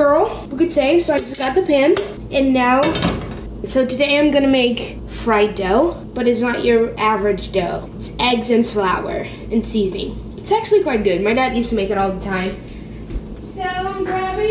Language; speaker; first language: English; non-native, fluent; Kabuverdianu